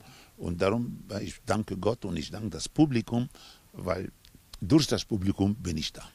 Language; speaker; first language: German; non-native, fluent; Spanish